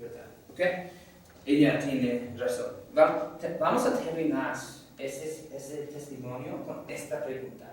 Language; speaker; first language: Spanish; non-native, fluent; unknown